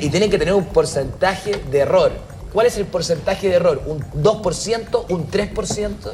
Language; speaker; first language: Spanish; native; Spanish